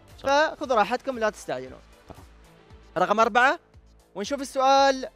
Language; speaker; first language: Arabic; native; Arabic